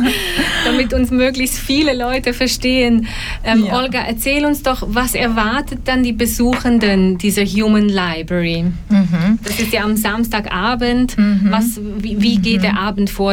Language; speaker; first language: German; non-native, fluent; Polish